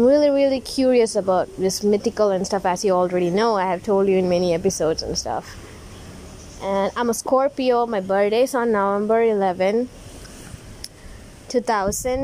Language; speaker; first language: English; non-native, local second language; Tamil